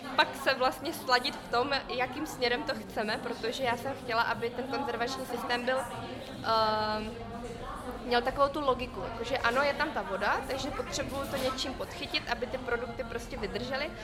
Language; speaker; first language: Czech; early bilingual, other home language; Vietnamese